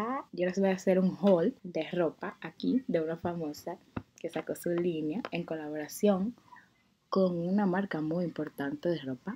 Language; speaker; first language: Spanish; native; Spanish